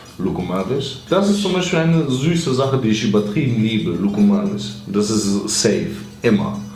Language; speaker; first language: German; early bilingual, other home language; Greek